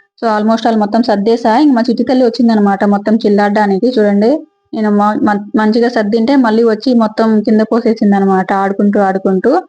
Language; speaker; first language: Telugu; native; Telugu